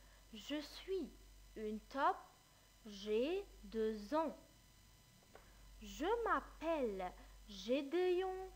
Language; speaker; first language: French; non-native, fluent; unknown